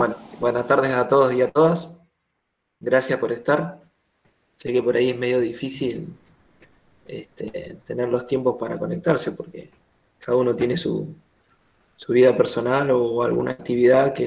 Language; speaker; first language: Spanish; native; Spanish